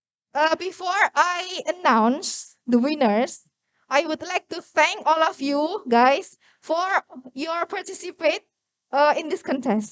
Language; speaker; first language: English; non-native, learner; Indonesian